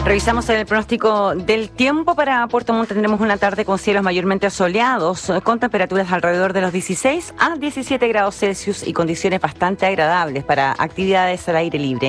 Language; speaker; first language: Spanish; native; Spanish